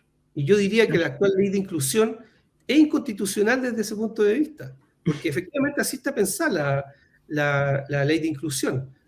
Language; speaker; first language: Spanish; native; Spanish